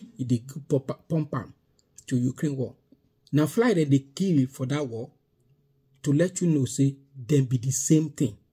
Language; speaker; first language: Nigerian Pidgin; non-native, local second language; Yoruba